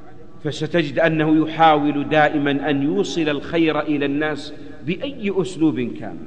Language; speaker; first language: Arabic; native; Arabic